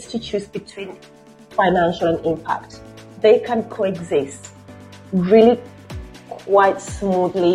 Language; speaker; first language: English; non-native, local second language; Luo (Kenya and Tanzania)